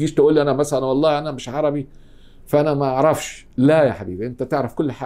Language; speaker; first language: Arabic; native; Arabic